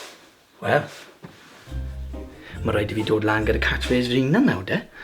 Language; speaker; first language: Welsh; non-native, local second language; English